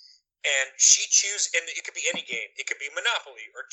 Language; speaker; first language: English; native; English